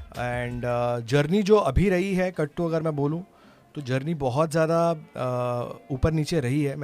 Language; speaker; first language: Hindi; non-native, local second language; Tamil